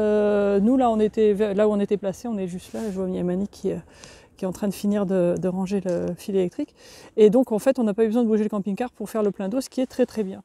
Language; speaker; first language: French; native; French